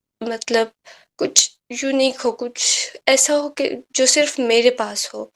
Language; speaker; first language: Urdu; native; Urdu